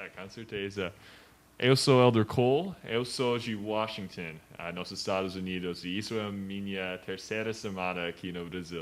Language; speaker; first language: Portuguese; non-native, learner; English